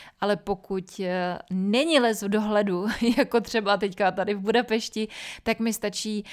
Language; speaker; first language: Czech; native; Czech